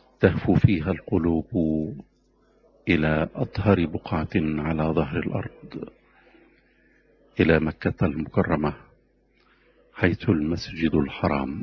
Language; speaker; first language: Arabic; native; Arabic